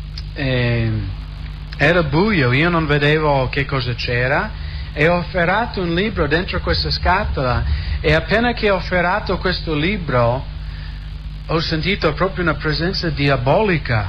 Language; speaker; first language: Italian; non-native, fluent; English